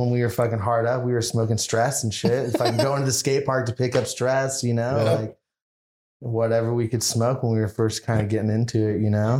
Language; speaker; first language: English; native; English